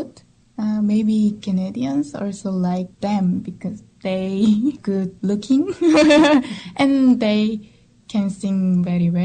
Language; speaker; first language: English; non-native, learner; Korean